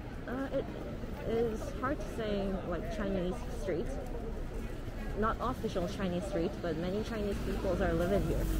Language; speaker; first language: English; non-native, fluent; Korean